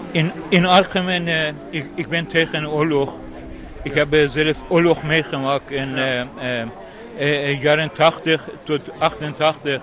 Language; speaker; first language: Dutch; non-native, learner; Persian